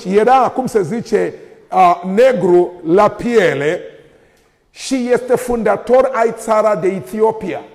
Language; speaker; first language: Romanian; non-native, learner; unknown